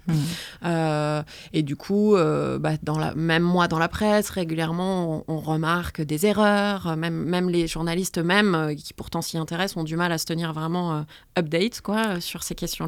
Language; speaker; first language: French; native; French